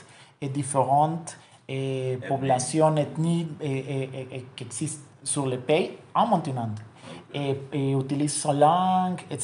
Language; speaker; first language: French; non-native, learner; Spanish